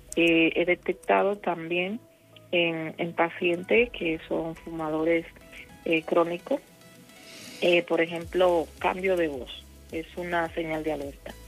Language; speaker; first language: Spanish; native; Spanish